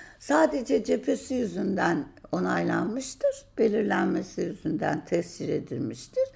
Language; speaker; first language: Turkish; native; Turkish